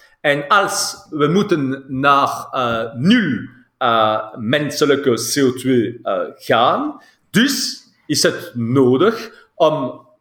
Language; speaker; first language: Dutch; non-native, local second language; French